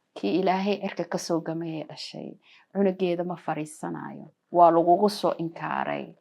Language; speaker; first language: Somali; early bilingual, heritage; Somali